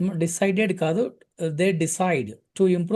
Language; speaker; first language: English; non-native, local second language; Telugu